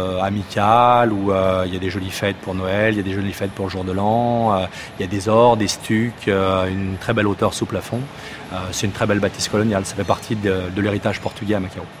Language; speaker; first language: French; native; French